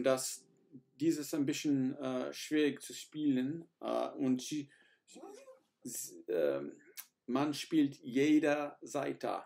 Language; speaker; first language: German; non-native, learner; English